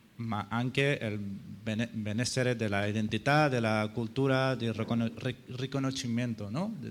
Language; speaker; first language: Italian; non-native, learner; Catalan